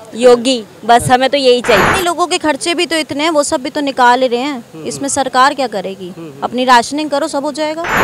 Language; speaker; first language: Hindi; native; Hindi